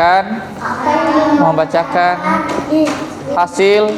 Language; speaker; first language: Indonesian; native; Indonesian